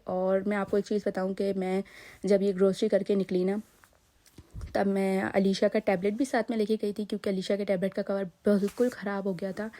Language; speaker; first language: Urdu; native; Urdu